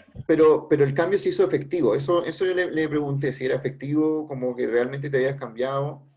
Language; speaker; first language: Spanish; native; Spanish